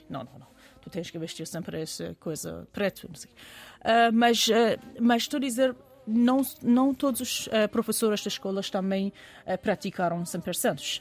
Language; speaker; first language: Portuguese; non-native, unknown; Persian